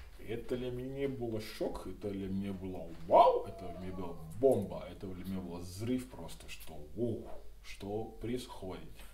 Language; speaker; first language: Russian; non-native, learner; Yoruba